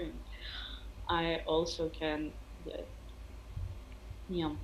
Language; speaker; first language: English; non-native, fluent; Russian